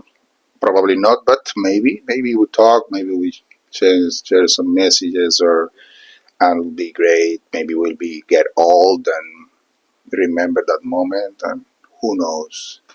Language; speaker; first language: English; non-native, fluent; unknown